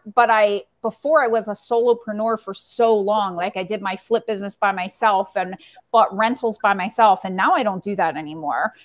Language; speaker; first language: English; native; English